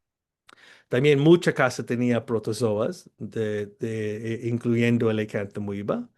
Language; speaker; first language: Spanish; early bilingual, heritage; Spanish